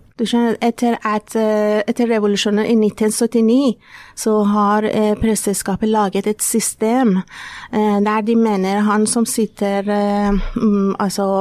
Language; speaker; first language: Norwegian; non-native, fluent; Persian